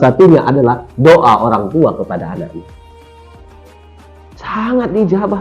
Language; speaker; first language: Indonesian; native; Indonesian